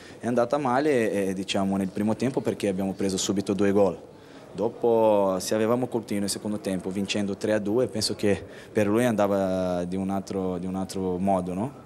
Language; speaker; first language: Italian; non-native, fluent; Portuguese